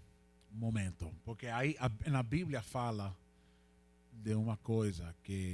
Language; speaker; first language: Portuguese; non-native, fluent; Spanish